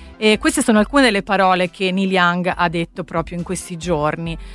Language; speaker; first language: Italian; native; Italian